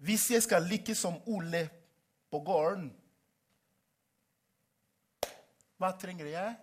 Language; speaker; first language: Norwegian; non-native, fluent; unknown